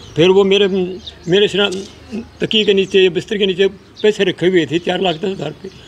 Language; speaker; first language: Hindi; native; Hindi